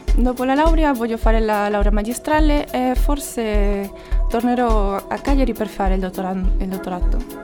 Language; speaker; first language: Italian; non-native, learner; Spanish